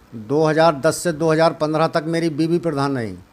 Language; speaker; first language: Hindi; native; Hindi